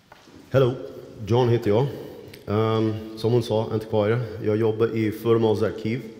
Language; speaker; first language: Swedish; non-native, fluent; English